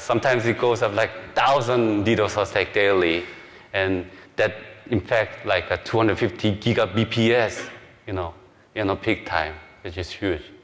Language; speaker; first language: English; non-native, fluent; Korean